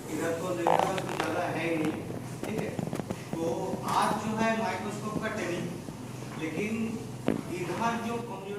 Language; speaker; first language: Hindi; non-native, local second language; Bangla